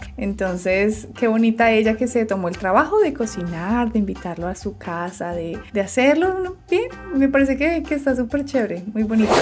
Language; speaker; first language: Spanish; native; Spanish